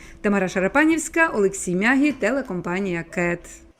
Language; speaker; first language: Ukrainian; native; Ukrainian